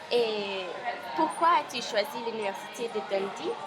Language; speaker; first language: French; non-native, learner; English